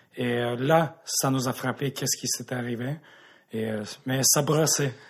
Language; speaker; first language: French; early bilingual, other home language; Russian